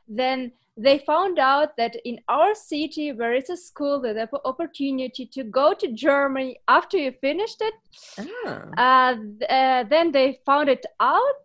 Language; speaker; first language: English; non-native, fluent; Ukrainian